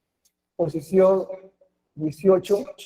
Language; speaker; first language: Spanish; native; Spanish